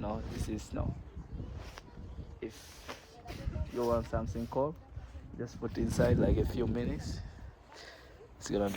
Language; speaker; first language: English; non-native, learner; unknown